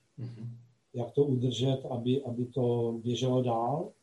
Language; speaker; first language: Czech; non-native, local second language; Slovak